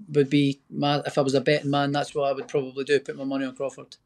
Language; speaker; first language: English; native; English